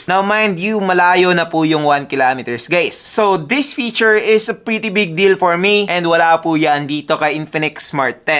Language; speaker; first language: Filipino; native; Filipino